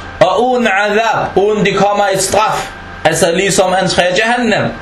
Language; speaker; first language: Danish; non-native, fluent; Arabic